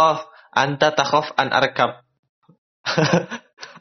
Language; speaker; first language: Arabic; non-native, fluent; Indonesian